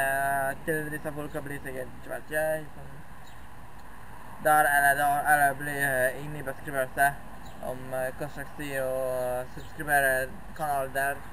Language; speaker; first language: Swedish; non-native, learner; Norwegian